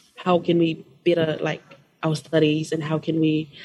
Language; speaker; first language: English; non-native, fluent; Tongan